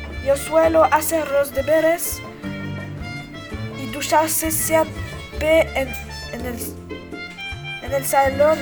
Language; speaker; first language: Spanish; non-native, learner; French